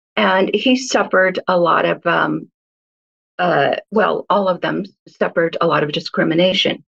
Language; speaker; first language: English; early bilingual, other home language; Hebrew